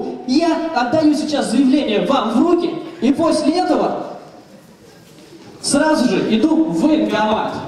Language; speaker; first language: Russian; native; Russian